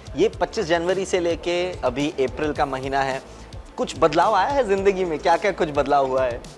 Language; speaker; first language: Hindi; native; Hindi